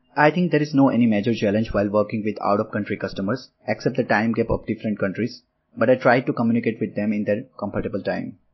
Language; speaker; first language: English; non-native, local second language; Gujarati